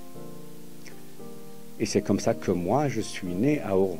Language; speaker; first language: French; non-native, local second language; Arabic